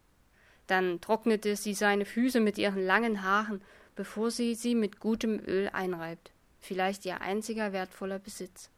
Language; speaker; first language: German; native; German